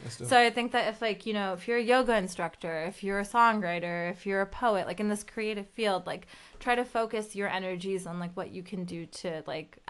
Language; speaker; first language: English; early bilingual, other home language; Urdu